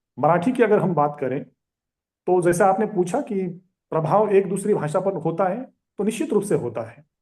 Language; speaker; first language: Hindi; non-native, local second language; Marathi